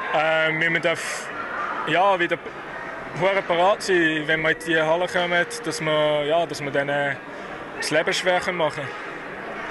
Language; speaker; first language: German; native; German